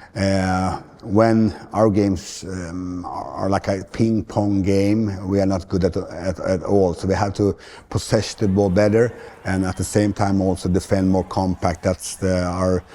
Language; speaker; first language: English; non-native, fluent; Swedish